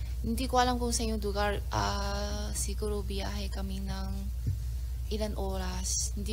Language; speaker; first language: Filipino; non-native, learner; Chinese